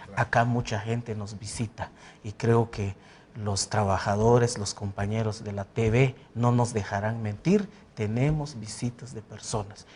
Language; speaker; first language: Spanish; non-native, local second language; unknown